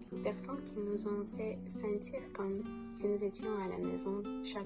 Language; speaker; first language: French; non-native, learner; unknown